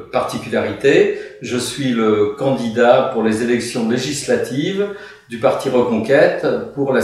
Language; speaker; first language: French; native; French